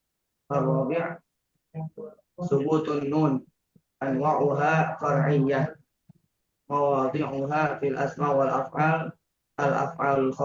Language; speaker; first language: Arabic; non-native, learner; Indonesian